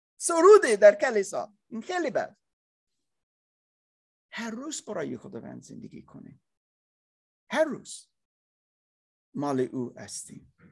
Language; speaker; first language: Persian; non-native, learner; English